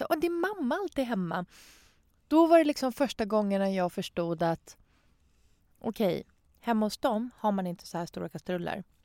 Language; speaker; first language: Swedish; early bilingual, other home language; Persian